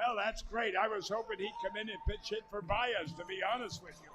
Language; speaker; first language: English; native; English